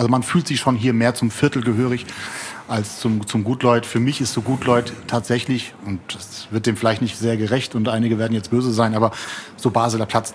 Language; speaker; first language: German; native; German